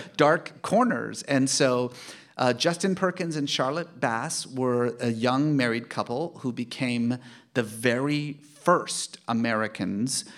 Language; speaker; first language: English; early bilingual, other home language; Persian